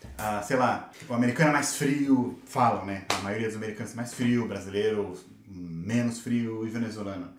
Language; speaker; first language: Portuguese; native; Portuguese